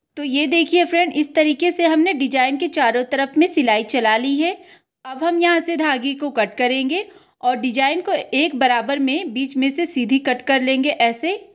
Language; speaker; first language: Hindi; native; Hindi